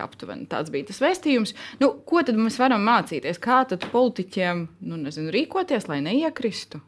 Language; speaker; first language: Latvian; native; Latvian